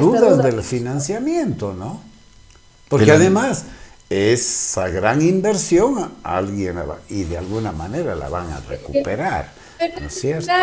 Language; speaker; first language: Spanish; native; Spanish